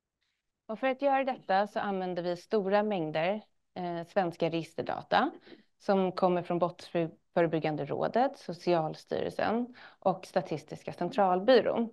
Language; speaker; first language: Swedish; native; Swedish